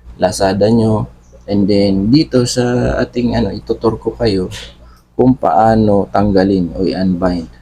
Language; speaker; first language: Filipino; non-native, local second language; Bikol